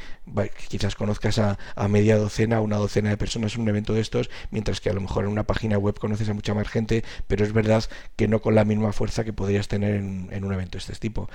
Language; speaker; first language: Spanish; native; Spanish